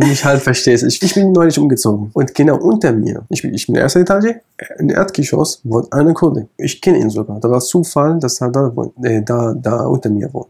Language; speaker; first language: German; non-native, fluent; Kurdish